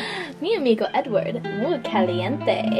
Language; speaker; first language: Spanish; non-native, learner; English